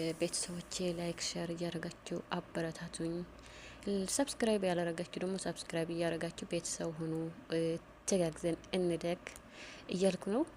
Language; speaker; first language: Amharic; non-native, local second language; Tigrinya